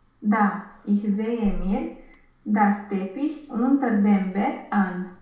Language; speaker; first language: German; non-native, learner; Romanian